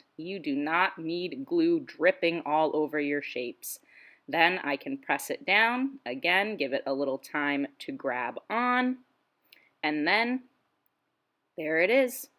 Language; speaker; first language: English; native; English